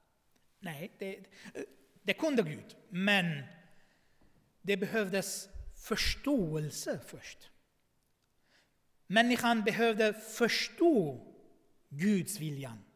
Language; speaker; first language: Swedish; non-native, fluent; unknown